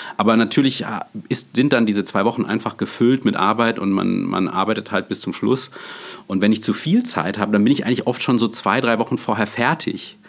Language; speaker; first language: German; native; German